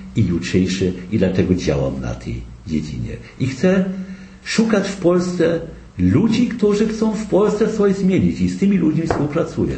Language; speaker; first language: Polish; non-native, local second language; German